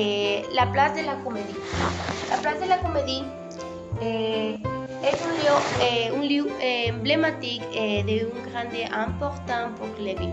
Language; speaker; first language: French; non-native, learner; Spanish